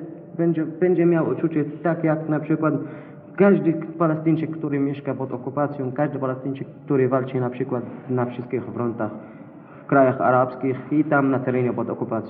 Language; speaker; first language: Polish; non-native, learner; Arabic